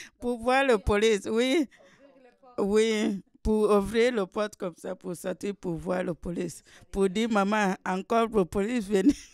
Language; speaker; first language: French; non-native, learner; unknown